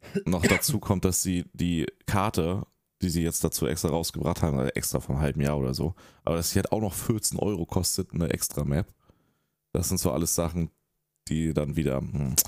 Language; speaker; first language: German; native; German